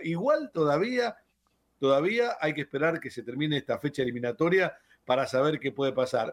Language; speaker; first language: Spanish; native; Spanish